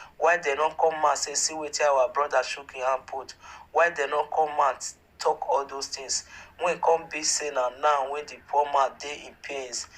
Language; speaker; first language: Nigerian Pidgin; native; Nigerian Pidgin